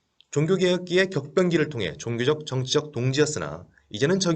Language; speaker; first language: Korean; native; Korean